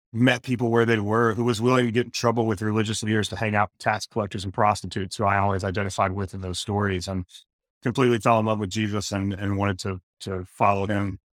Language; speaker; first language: English; native; English